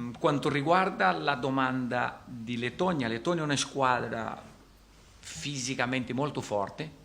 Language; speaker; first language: Italian; non-native, fluent; Portuguese